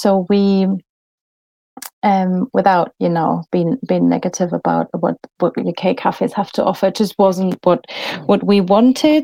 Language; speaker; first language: English; non-native, fluent; German